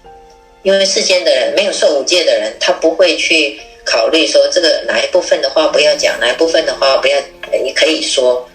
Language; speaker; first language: Chinese; native; Chinese